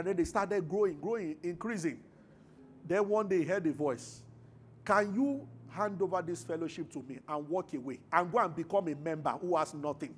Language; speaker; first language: English; non-native, local second language; Yoruba